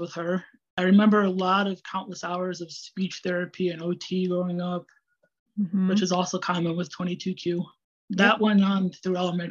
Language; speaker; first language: English; native; English